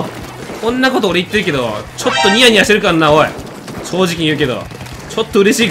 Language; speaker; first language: Japanese; native; Japanese